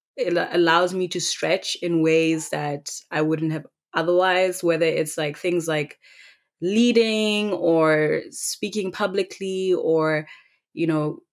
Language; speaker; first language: English; non-native, local second language; Tswana